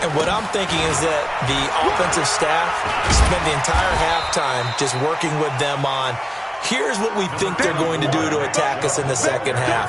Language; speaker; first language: English; native; English